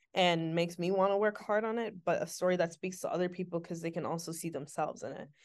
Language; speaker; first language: English; native; English